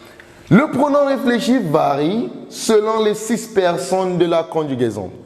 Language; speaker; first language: French; non-native, fluent; English